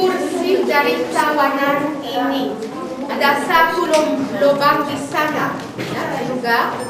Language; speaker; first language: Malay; non-native, fluent; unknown